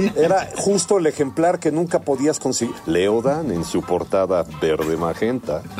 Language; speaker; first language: Spanish; early bilingual, heritage; Spanish